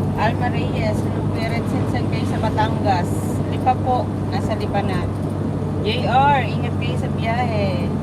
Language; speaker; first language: Filipino; native; Filipino